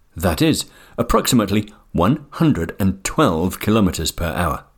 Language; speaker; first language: English; native; English